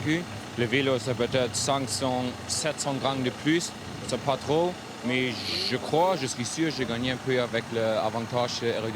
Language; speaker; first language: French; non-native, fluent; German